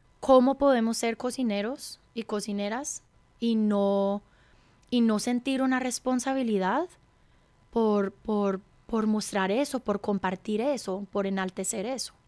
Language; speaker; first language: Spanish; early bilingual, heritage; Spanish